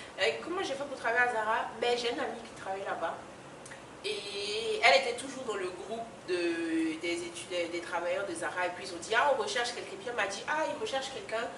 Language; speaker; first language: French; native; French